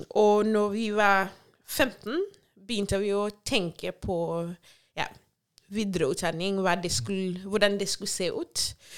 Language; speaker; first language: Norwegian; non-native, fluent; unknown